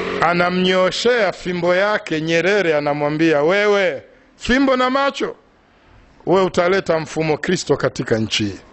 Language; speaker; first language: Swahili; native; Swahili